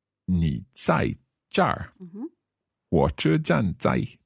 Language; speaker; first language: Chinese; non-native, learner; English